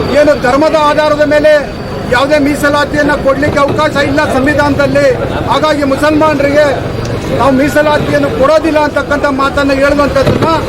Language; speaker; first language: Kannada; native; Kannada